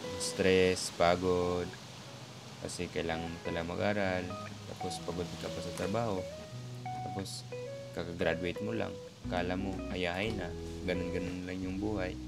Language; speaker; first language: Filipino; native; Filipino